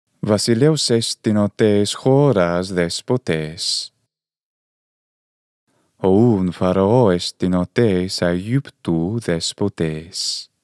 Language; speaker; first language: Greek; non-native, fluent; English